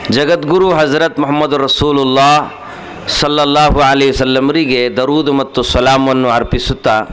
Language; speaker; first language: Kannada; non-native, local second language; Urdu